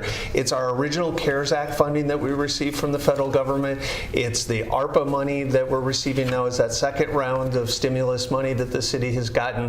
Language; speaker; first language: English; native; English